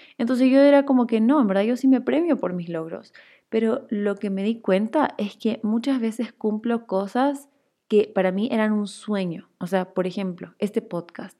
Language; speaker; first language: Spanish; native; Spanish